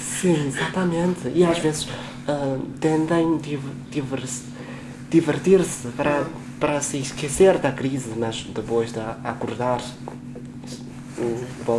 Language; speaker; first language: Portuguese; non-native, fluent; Chinese